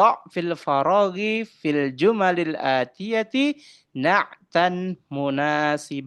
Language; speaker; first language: Arabic; non-native, fluent; Indonesian